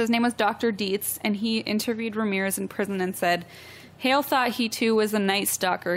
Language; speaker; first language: English; native; English